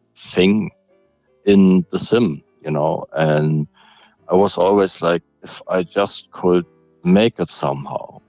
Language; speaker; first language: English; non-native, fluent; German